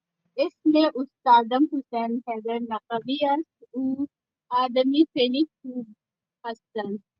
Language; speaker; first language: Persian; non-native, learner; Urdu